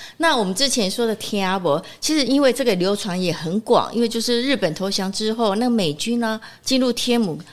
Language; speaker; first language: Chinese; native; Chinese